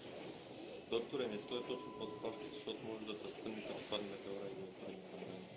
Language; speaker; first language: Bulgarian; native; Bulgarian